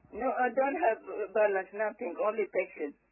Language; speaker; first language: English; early bilingual, other home language; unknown